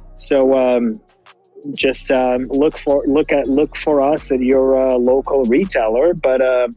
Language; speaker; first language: English; non-native, fluent; French